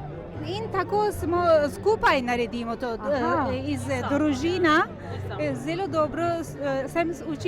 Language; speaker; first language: Slovenian; non-native, learner; Turkish